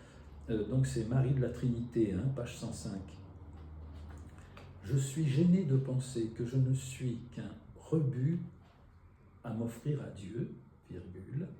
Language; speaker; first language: French; native; French